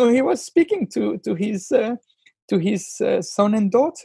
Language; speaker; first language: English; non-native, fluent; French